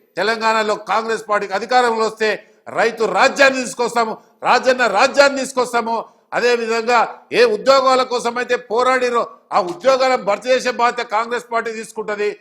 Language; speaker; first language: Telugu; native; Telugu